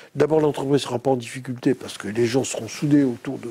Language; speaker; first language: French; native; French